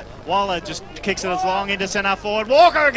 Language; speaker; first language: English; native; English